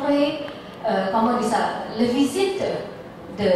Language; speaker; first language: French; non-native, fluent; Indonesian